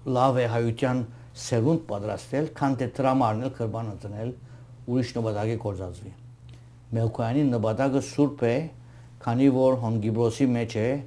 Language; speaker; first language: Armenian; early bilingual, heritage; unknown